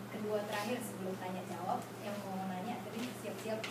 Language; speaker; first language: Indonesian; native; Indonesian